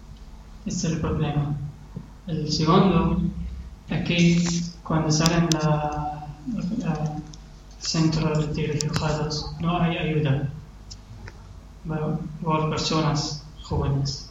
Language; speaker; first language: Spanish; non-native, learner; Arabic